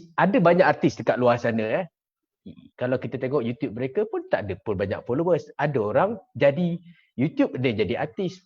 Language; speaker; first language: Malay; native; Malay